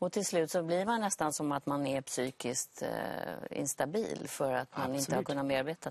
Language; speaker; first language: Swedish; native; Swedish